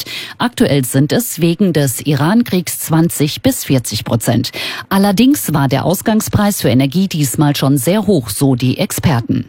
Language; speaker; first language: German; native; German